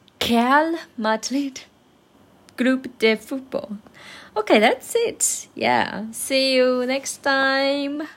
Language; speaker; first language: English; non-native, learner; Chinese